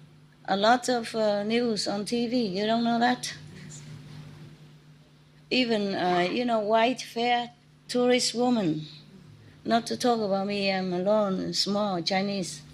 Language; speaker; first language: English; non-native, fluent; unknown